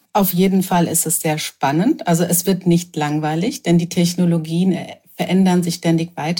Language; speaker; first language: German; native; German